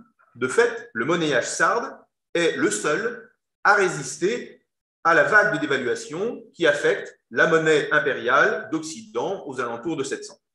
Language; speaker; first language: French; native; French